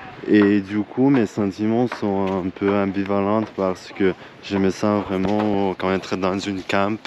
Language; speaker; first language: French; non-native, learner; Russian